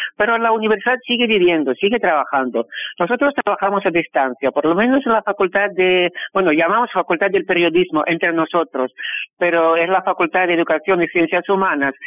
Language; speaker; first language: Spanish; non-native, fluent; Russian